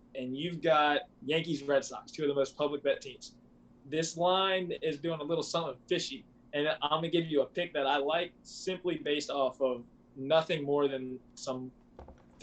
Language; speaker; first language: English; native; English